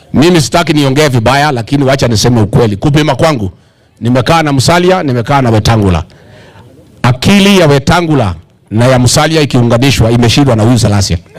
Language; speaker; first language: Swahili; non-native, local second language; Kikuyu